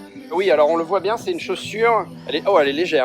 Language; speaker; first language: French; native; French